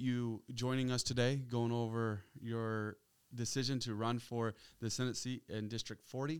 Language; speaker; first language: English; native; English